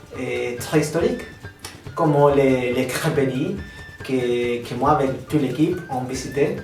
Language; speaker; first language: French; non-native, learner; Spanish